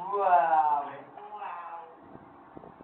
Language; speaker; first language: English; non-native, learner; Chinese